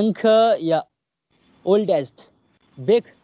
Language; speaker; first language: English; non-native, learner; Hindi